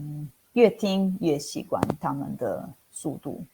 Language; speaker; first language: Chinese; non-native, fluent; Italian